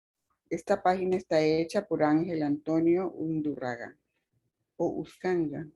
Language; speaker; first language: Spanish; non-native, local second language; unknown